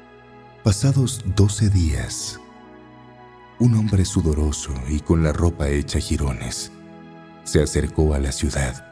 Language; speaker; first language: Spanish; native; Spanish